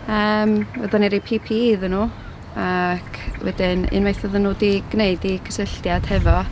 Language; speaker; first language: Welsh; native; Welsh